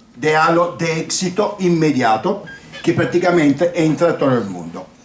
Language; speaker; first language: Spanish; non-native, fluent; Italian